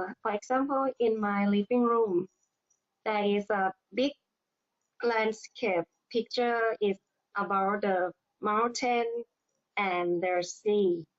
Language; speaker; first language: English; non-native, learner; Thai